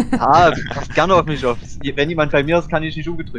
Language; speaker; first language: German; native; German